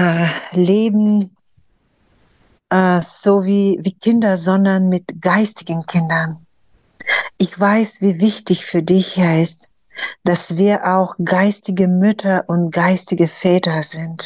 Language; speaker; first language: German; non-native, fluent; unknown